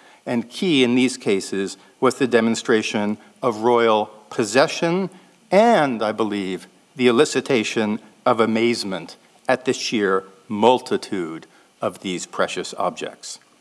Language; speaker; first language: English; native; English